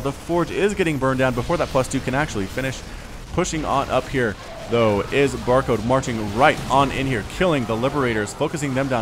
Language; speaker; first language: English; native; English